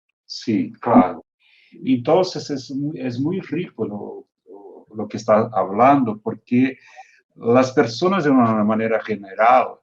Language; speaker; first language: Spanish; non-native, fluent; Portuguese